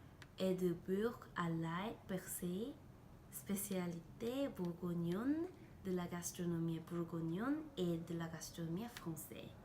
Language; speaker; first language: French; non-native, learner; Korean